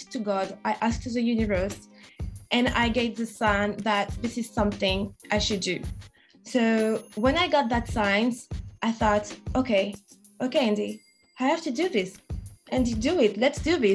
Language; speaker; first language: English; non-native, fluent; French